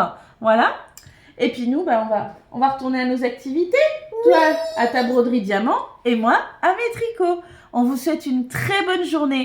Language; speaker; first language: French; native; French